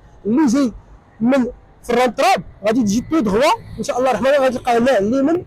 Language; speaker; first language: Arabic; native; Arabic